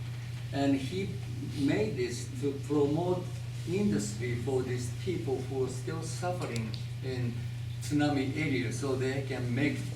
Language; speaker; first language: English; non-native, fluent; Japanese